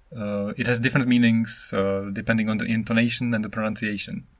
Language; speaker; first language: English; non-native, fluent; Czech